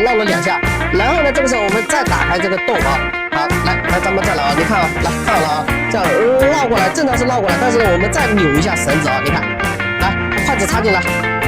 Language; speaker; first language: Chinese; native; Chinese